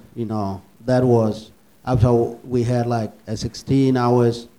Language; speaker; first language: English; early bilingual, other home language; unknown